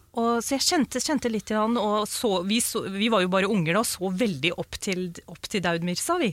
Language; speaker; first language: Norwegian; early bilingual, other home language; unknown